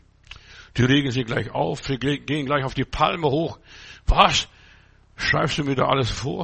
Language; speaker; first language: German; native; German